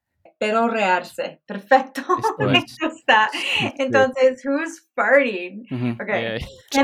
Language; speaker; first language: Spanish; non-native, fluent; English